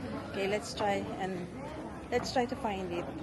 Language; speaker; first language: English; non-native, fluent; Filipino